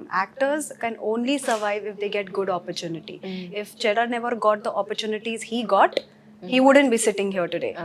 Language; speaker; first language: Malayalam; non-native, local second language; Hindi